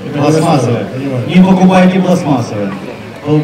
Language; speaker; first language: Russian; native; Russian